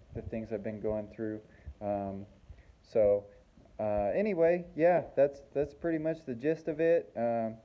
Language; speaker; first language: English; native; English